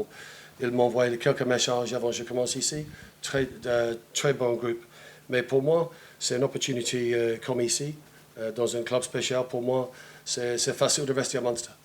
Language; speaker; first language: French; non-native, fluent; English